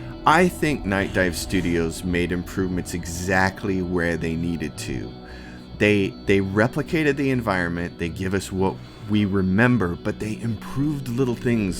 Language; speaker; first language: English; native; English